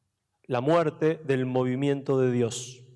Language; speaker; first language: Spanish; native; Spanish